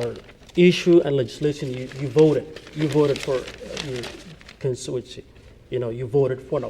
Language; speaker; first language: English; non-native, fluent; Somali